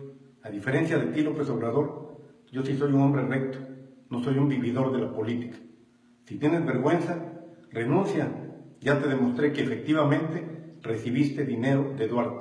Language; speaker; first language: Spanish; native; Spanish